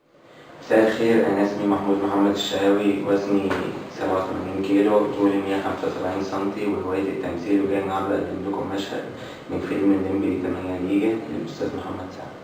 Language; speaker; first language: Arabic; native; Arabic